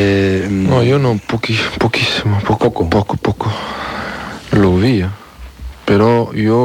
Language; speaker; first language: Spanish; non-native, learner; French